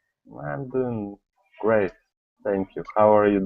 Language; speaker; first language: English; non-native, learner; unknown